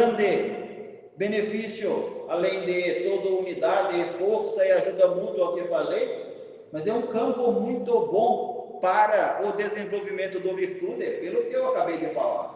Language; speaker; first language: Portuguese; non-native, fluent; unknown